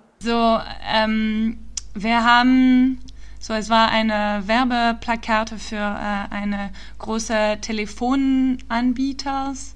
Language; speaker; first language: German; early bilingual, heritage; German